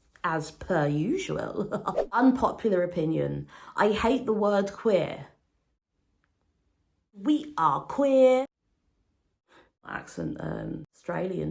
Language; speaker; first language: English; native; English